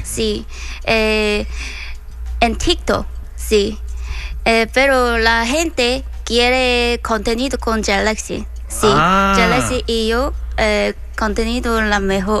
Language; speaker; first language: Spanish; non-native, learner; Korean